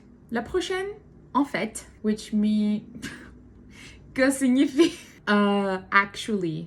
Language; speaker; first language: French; non-native, learner; Portuguese